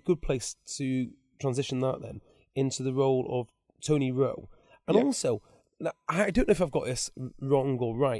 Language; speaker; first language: English; native; English